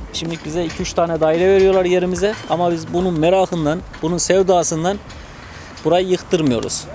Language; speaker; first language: Turkish; native; Turkish